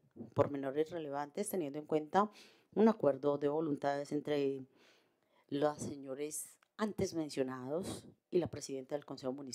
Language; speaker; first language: Spanish; native; Spanish